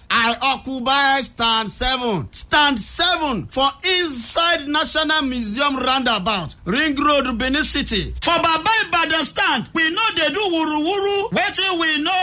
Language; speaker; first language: Nigerian Pidgin; native; Nigerian Pidgin